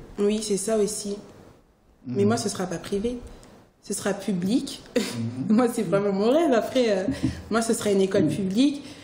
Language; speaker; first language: French; early bilingual, other home language; Haitian Creole